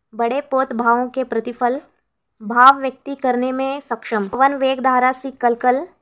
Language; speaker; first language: Hindi; non-native, local second language; Kannada